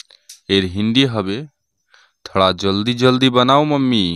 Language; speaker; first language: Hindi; non-native, learner; Bangla